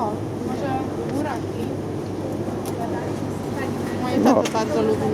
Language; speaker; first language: Polish; non-native, learner; Afrikaans